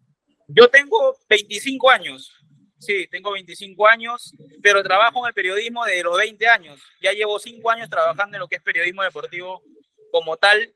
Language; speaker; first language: Spanish; native; Spanish